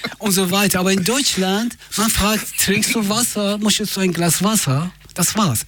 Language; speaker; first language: German; non-native, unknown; Persian